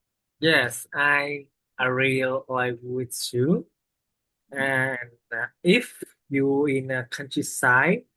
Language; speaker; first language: English; non-native, learner; Vietnamese